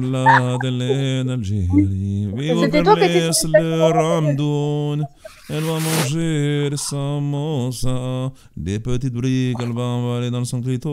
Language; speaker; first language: French; native; French